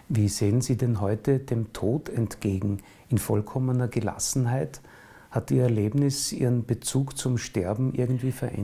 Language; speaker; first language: German; native; German